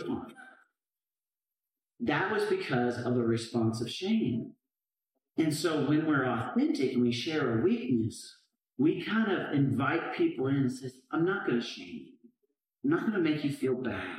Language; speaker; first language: English; native; English